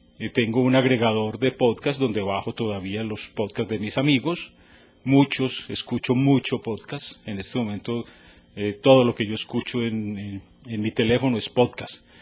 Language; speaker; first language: Spanish; native; Spanish